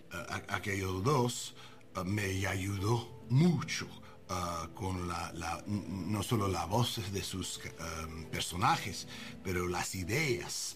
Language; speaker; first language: Spanish; non-native, learner; English